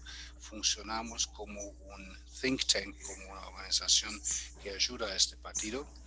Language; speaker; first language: Spanish; non-native, fluent; German